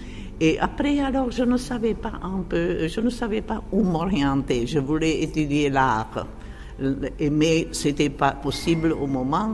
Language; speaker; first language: French; non-native, fluent; Czech